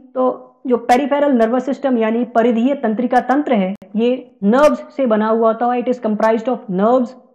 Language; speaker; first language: Hindi; native; Hindi